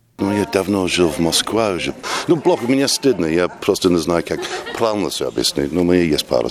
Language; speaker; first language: Russian; non-native, learner; English